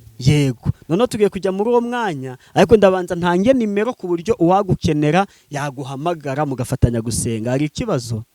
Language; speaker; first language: Kinyarwanda; native; Kinyarwanda